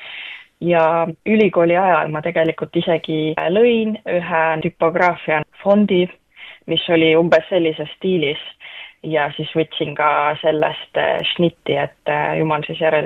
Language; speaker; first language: Estonian; native; Estonian